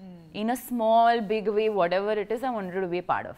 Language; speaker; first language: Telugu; non-native, local second language; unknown